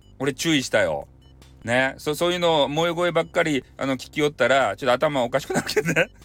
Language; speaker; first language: Japanese; native; Japanese